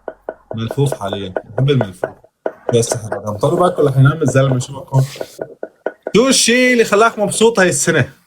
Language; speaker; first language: Arabic; native; Arabic